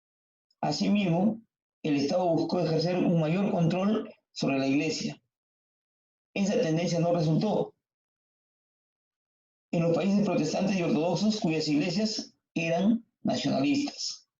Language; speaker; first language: Spanish; native; Spanish